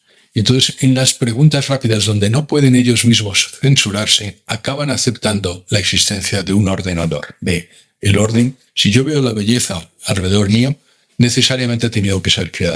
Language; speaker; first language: Spanish; native; Spanish